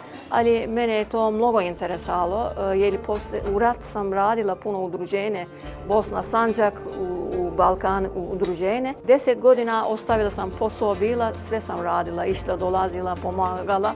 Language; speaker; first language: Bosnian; early bilingual, heritage; Bosnian